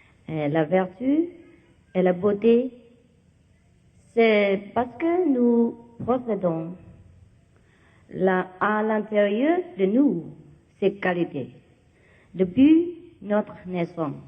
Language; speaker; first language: French; non-native, learner; Vietnamese